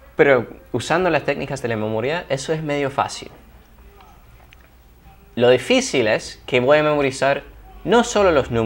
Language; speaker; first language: Spanish; non-native, fluent; English